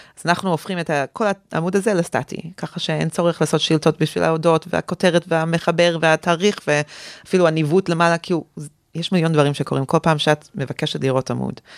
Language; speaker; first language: Hebrew; early bilingual, heritage; Hebrew